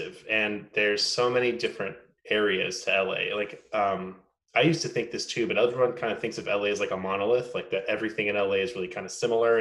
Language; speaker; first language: English; native; English